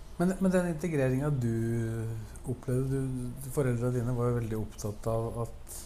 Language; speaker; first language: Norwegian; native; Norwegian